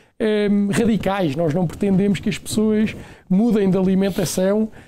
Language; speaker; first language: Portuguese; native; Portuguese